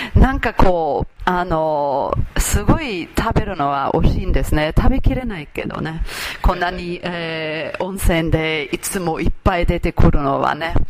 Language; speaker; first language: Japanese; non-native, fluent; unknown